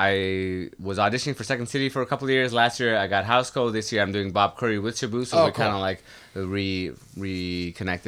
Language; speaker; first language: English; non-native, fluent; Persian